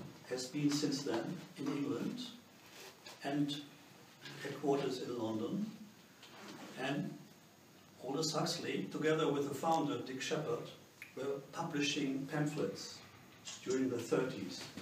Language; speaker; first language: English; non-native, fluent; German